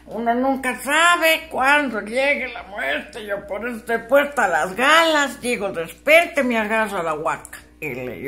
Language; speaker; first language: Spanish; native; Spanish